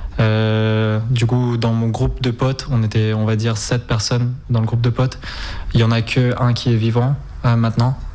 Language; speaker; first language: French; non-native, fluent; Spanish